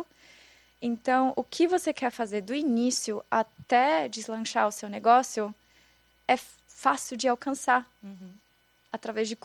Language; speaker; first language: Portuguese; non-native, fluent; German